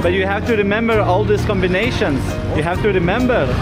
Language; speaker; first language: English; non-native, learner; Lithuanian